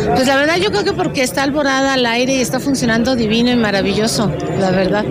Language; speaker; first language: Spanish; native; Spanish